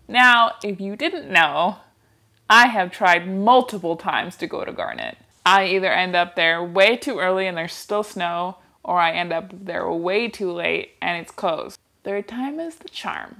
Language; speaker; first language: English; native; English